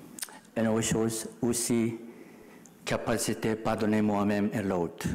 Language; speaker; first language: French; non-native, learner; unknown